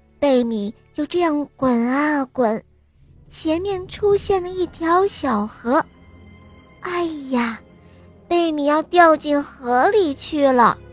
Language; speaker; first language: Chinese; native; Chinese